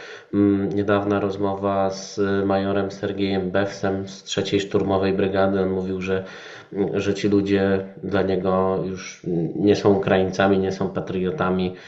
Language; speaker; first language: Polish; native; Polish